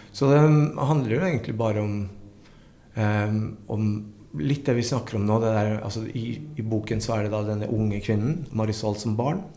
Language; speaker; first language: Norwegian; early bilingual, other home language; Spanish